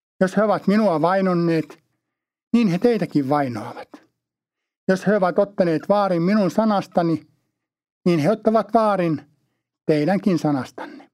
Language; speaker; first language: Finnish; native; Finnish